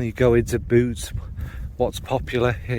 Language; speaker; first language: English; native; English